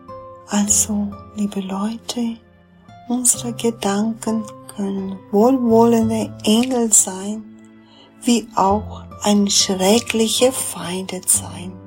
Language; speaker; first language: German; non-native, fluent; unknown